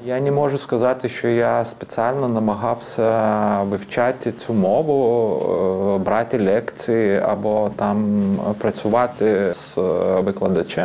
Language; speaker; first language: Ukrainian; non-native, fluent; Lithuanian